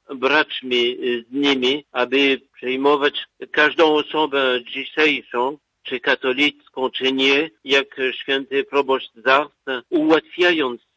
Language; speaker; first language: Polish; non-native, fluent; French